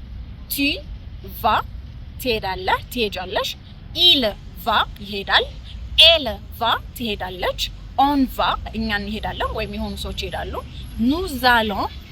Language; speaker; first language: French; non-native, fluent; Amharic